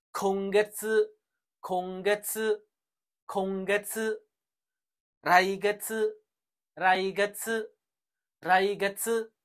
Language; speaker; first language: Japanese; non-native, fluent; Khmer